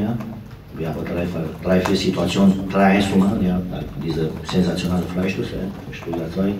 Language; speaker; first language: German; non-native, learner; Romanian